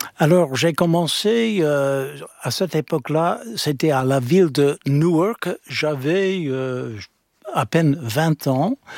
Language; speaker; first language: French; non-native, fluent; English